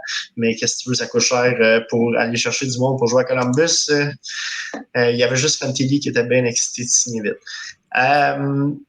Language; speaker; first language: French; native; French